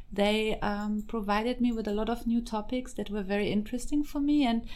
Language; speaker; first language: English; non-native, fluent; German